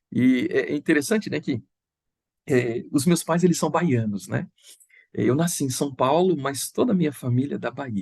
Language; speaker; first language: Portuguese; native; Portuguese